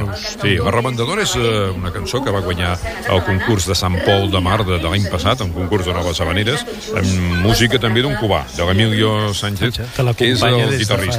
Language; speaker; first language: Catalan; native; Catalan